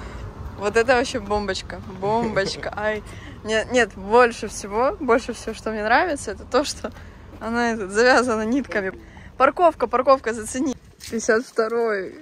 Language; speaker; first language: Russian; native; Russian